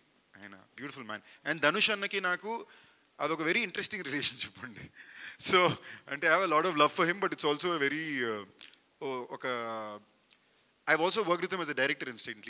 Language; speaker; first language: Telugu; native; Telugu